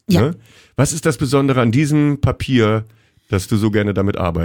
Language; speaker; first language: German; native; German